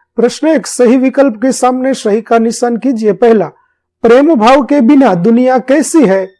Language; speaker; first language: Hindi; non-native, local second language; Gujarati